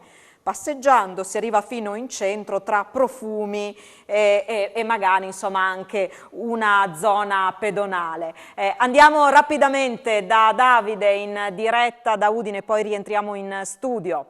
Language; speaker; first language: Italian; native; Italian